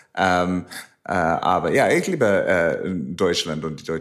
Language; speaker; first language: German; non-native, learner; English